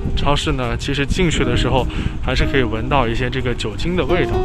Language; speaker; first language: Chinese; native; Chinese